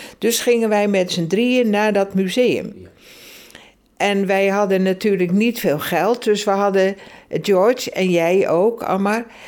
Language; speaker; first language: Dutch; native; Dutch